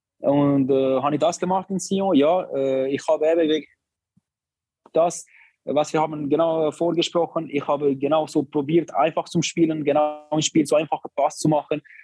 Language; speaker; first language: German; non-native, learner; Albanian